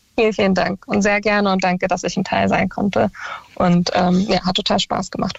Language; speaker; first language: German; early bilingual, other home language; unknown